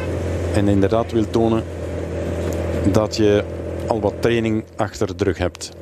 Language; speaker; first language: Dutch; native; Dutch